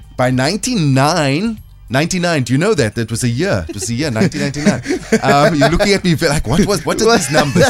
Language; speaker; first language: English; native; English